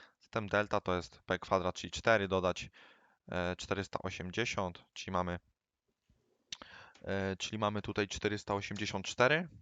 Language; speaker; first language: Polish; native; Polish